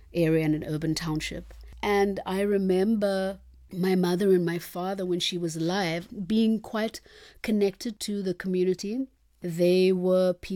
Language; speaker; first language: English; non-native, local second language; Xhosa